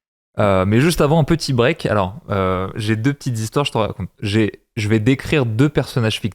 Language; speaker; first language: French; native; French